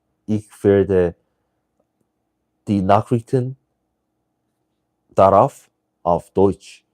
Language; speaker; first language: German; non-native, learner; English